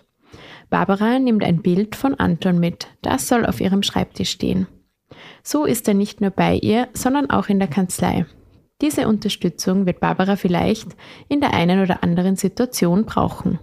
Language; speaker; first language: German; native; German